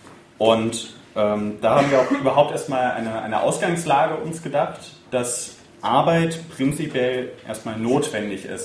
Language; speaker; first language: German; native; German